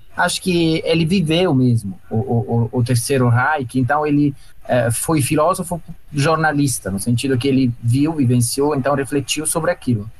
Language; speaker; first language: Portuguese; non-native, fluent; Italian